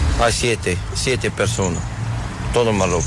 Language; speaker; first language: Spanish; non-native, learner; Arabic